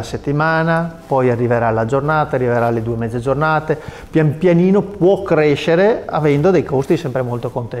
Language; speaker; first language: Italian; native; Italian